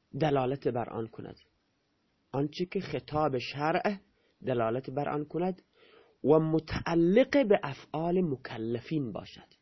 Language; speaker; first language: Persian; non-native, local second language; Baluchi